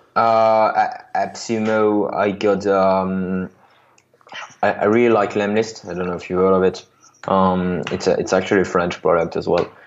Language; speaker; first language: English; non-native, fluent; French